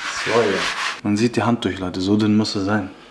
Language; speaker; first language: German; native; German